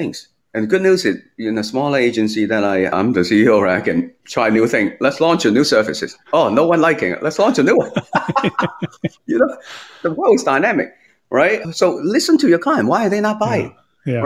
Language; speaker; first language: English; non-native, local second language; Cantonese